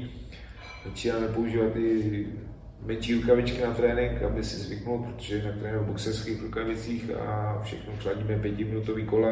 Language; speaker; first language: Czech; native; Czech